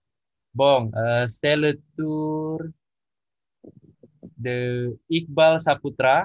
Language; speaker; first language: French; non-native, learner; Indonesian